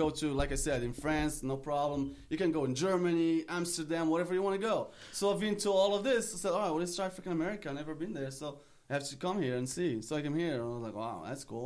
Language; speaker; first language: English; non-native, fluent; Arabic